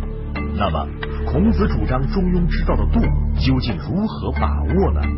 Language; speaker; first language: Chinese; native; Chinese